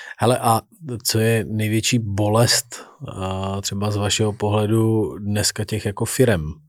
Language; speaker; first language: Czech; native; Czech